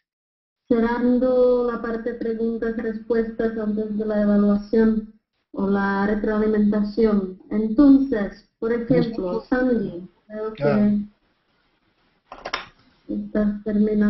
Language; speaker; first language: Spanish; non-native, fluent; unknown